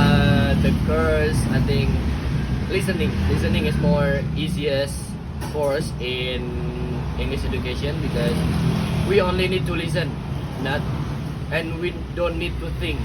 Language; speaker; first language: English; non-native, learner; Indonesian